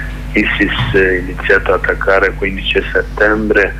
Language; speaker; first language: Italian; non-native, learner; Kurdish